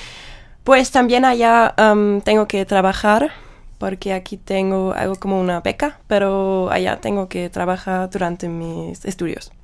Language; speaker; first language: Spanish; non-native, learner; German